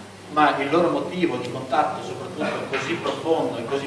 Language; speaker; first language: Italian; native; Italian